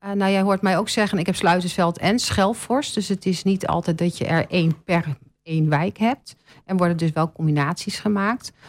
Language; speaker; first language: Dutch; native; Dutch